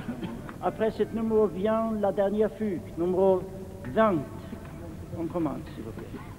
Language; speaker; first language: French; non-native, fluent; German